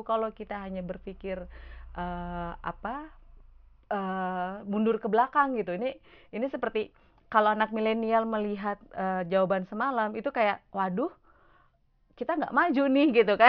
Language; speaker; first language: Indonesian; native; Indonesian